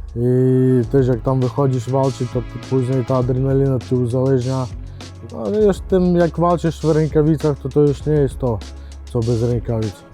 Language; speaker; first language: Polish; non-native, fluent; Ukrainian